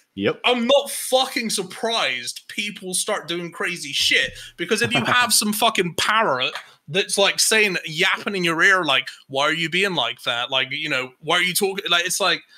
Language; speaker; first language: English; native; English